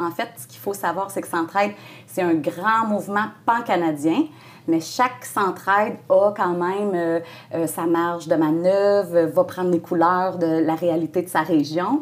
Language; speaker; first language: French; native; French